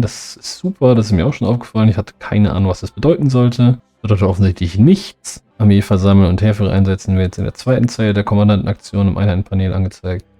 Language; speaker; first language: German; native; German